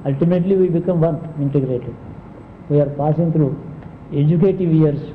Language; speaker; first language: English; non-native, local second language; Telugu